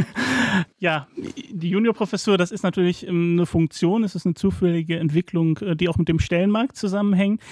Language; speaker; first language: German; native; German